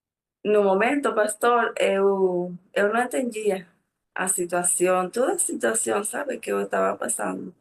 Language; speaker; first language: Portuguese; non-native, fluent; Spanish